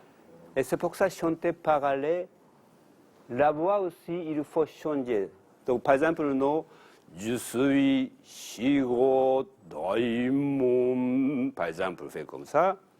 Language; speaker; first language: French; non-native, learner; Japanese